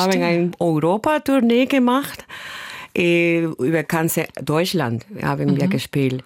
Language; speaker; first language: German; non-native, fluent; Spanish